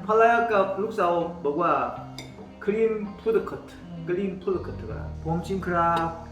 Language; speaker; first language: Thai; non-native, learner; Korean